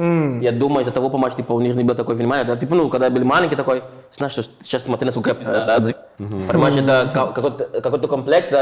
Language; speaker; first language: Russian; non-native, fluent; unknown